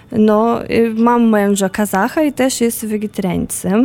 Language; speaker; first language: Polish; non-native, fluent; Russian